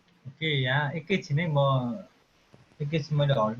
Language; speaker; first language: Nepali; native; Nepali